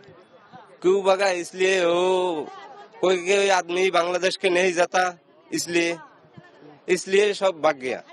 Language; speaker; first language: Hindi; non-native, learner; Bangla